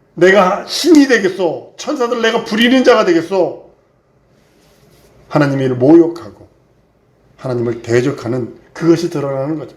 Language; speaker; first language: Korean; native; Korean